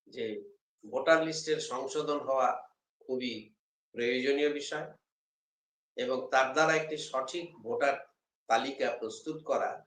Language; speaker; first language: Bangla; native; Bangla